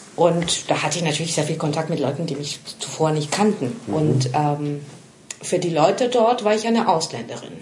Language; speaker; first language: German; non-native, fluent; Spanish